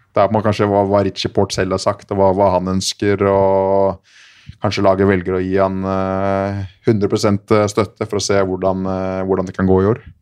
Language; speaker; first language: Norwegian; native; Norwegian